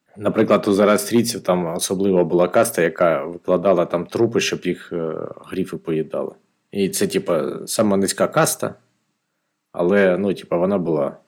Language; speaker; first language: Ukrainian; non-native, local second language; Russian